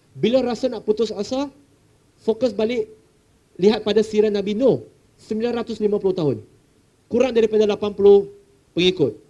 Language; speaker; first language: Malay; non-native, local second language; Chinese